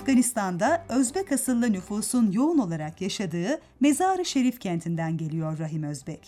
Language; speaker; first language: Turkish; native; Turkish